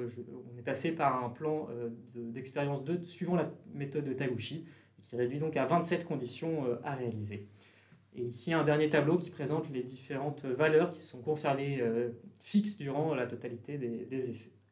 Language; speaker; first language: French; native; French